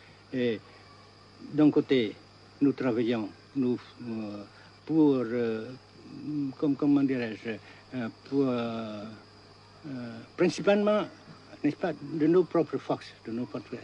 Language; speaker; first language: French; non-native, fluent; Vietnamese